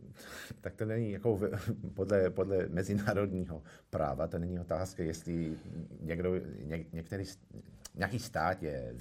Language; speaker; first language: Czech; non-native, fluent; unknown